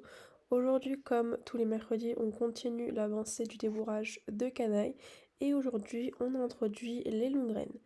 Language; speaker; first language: French; native; French